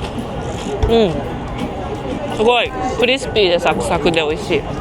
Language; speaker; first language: Japanese; native; Japanese